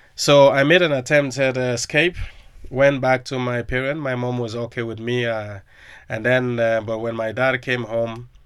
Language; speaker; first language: English; non-native, local second language; Krio